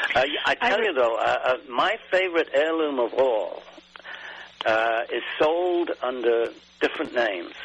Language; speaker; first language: English; native; English